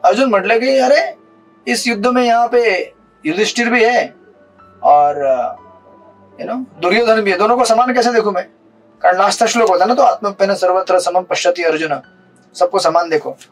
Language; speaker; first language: Hindi; non-native, local second language; Marathi